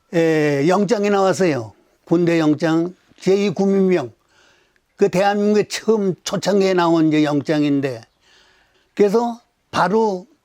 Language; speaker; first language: Korean; native; Korean